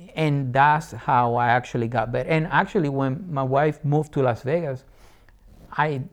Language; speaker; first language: English; non-native, fluent; Spanish